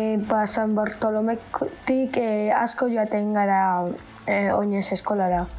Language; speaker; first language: Basque; non-native, local second language; Spanish